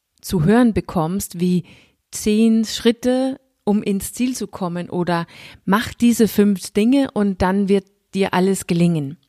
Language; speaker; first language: German; non-native, fluent; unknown